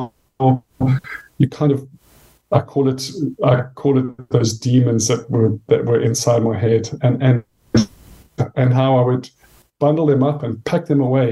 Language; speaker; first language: English; native; English